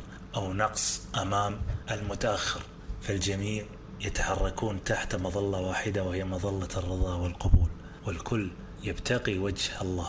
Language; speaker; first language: Arabic; native; Arabic